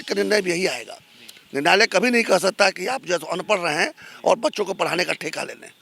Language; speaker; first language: Hindi; native; Hindi